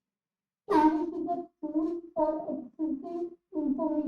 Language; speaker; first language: English; non-native, learner; Hindi